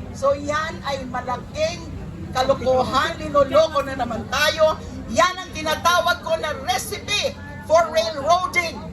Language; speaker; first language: Filipino; native; Filipino